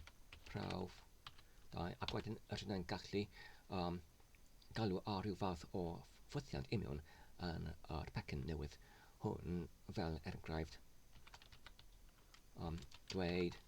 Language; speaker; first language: Welsh; non-native, learner; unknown